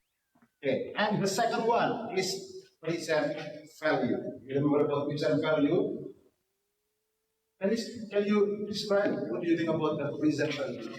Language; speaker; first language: English; non-native, learner; Indonesian